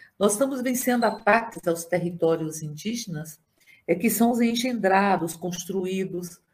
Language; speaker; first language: Portuguese; native; Portuguese